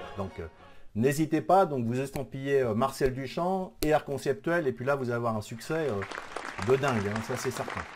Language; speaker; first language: French; native; French